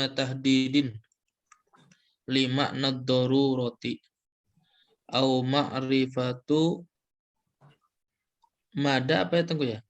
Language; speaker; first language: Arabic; non-native, learner; Indonesian